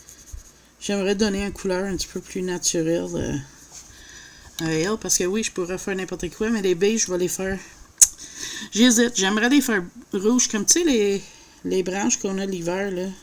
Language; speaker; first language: French; native; French